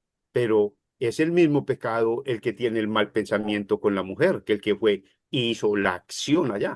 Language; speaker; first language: Spanish; native; Spanish